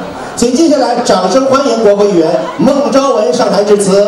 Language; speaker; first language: Chinese; native; Chinese